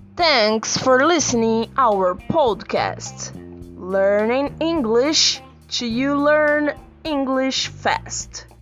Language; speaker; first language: English; non-native, fluent; Portuguese